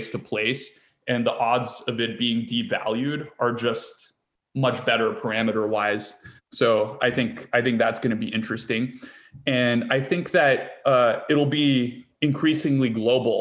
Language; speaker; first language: English; native; English